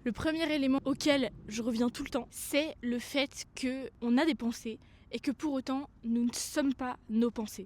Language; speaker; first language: French; native; French